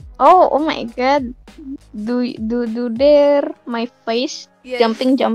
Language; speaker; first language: English; non-native, learner; Indonesian